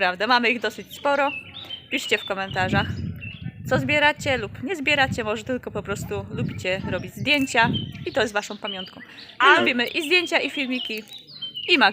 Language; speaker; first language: Polish; native; Polish